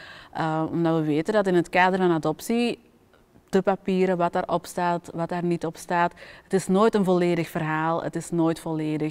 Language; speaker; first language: Dutch; native; Dutch